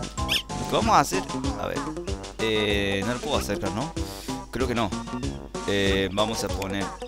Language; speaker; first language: Spanish; native; Spanish